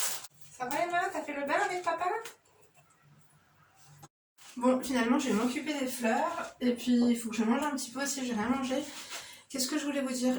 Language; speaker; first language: French; native; French